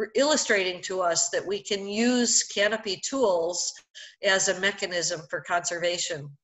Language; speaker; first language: English; native; English